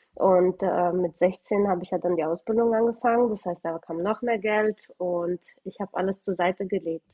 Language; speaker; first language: German; early bilingual, other home language; Russian